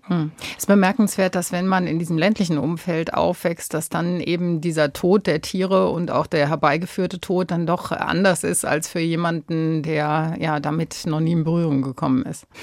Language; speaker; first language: German; native; German